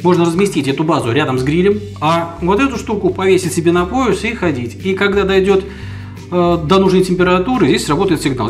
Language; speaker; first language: Russian; native; Russian